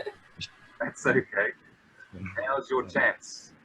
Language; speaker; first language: English; non-native, fluent; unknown